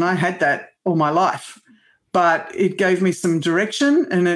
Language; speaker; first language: English; native; English